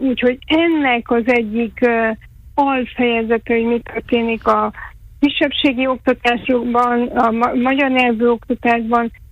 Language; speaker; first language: Hungarian; native; Hungarian